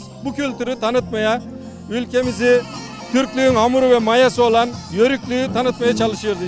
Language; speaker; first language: Turkish; native; Turkish